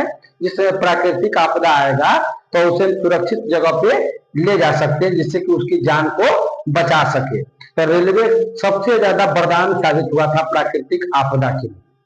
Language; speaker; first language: Hindi; non-native, local second language; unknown